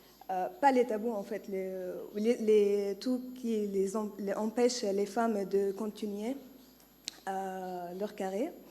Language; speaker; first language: French; non-native, learner; Arabic